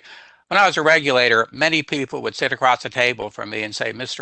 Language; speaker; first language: English; native; English